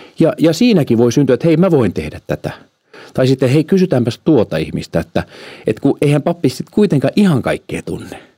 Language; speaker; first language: Finnish; early bilingual, heritage; Finnish